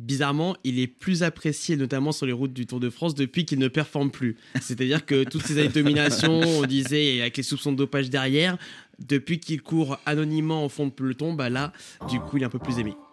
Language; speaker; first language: French; native; French